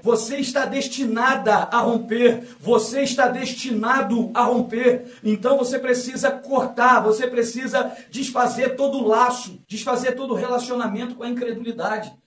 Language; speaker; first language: Portuguese; native; Portuguese